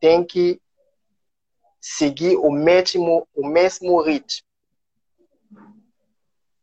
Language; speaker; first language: Portuguese; non-native, learner; French